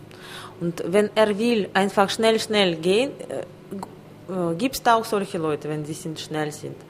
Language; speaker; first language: German; non-native, learner; Russian